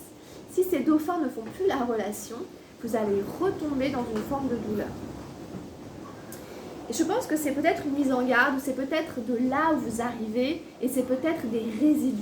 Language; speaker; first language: French; native; French